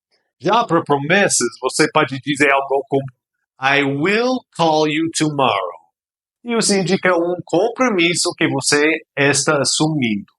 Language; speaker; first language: Portuguese; non-native, fluent; English